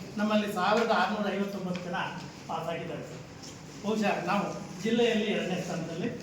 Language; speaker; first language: Kannada; native; Kannada